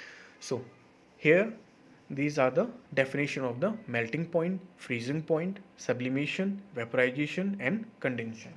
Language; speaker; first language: English; non-native, local second language; Hindi